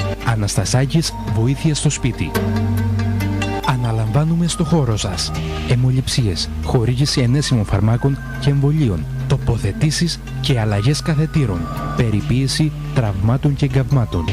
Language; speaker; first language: Greek; native; Greek